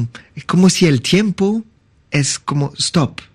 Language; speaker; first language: Spanish; non-native, learner; French